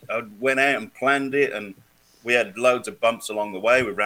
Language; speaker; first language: English; native; English